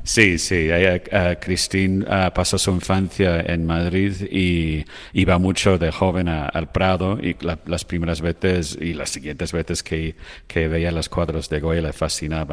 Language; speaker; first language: Spanish; non-native, fluent; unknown